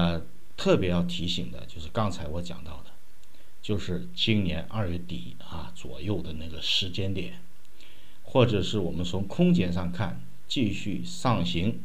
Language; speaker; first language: Chinese; native; Chinese